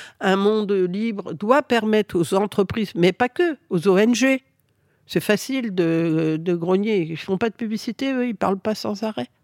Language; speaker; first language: French; early bilingual, other home language; Spanish